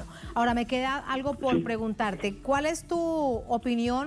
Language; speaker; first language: Spanish; native; Spanish